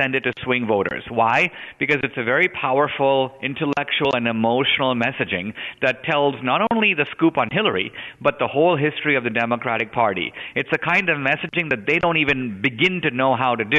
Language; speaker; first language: English; non-native, local second language; Hindi